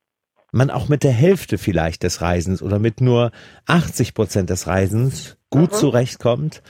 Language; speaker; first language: German; native; German